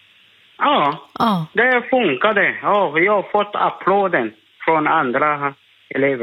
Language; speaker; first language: Swedish; non-native, learner; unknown